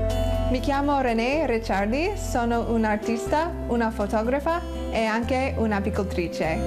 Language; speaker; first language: Italian; non-native, learner; English